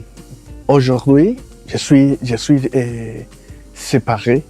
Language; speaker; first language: French; non-native, fluent; Spanish